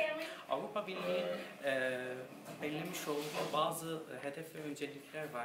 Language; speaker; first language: Turkish; native; Turkish